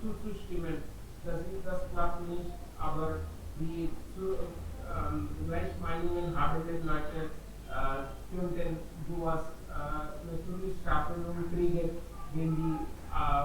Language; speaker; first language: German; non-native, learner; Hindi